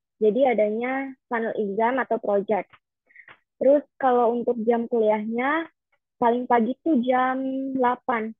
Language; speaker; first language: Indonesian; native; Indonesian